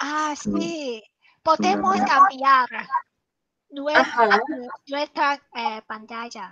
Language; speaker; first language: Spanish; non-native, learner; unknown